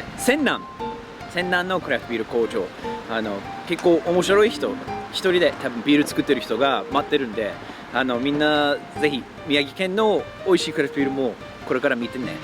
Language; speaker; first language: Japanese; non-native, fluent; English